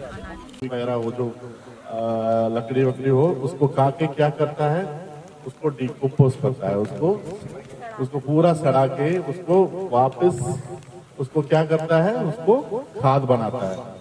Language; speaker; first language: Hindi; native; Hindi